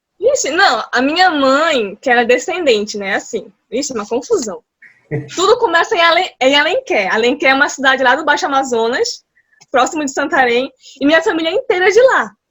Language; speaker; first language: Portuguese; early bilingual, heritage; Portuguese